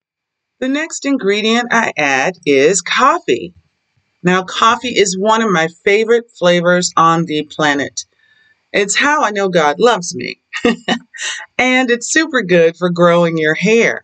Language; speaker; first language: English; native; English